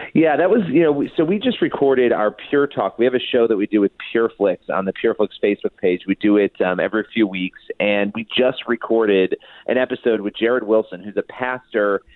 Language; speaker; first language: English; native; English